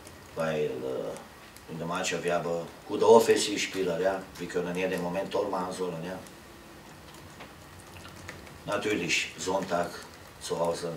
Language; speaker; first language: German; non-native, learner; Romanian